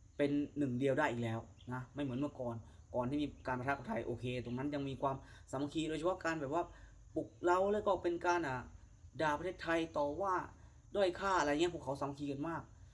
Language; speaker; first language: Thai; native; Thai